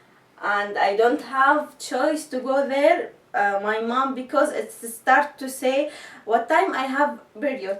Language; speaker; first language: English; non-native, learner; Arabic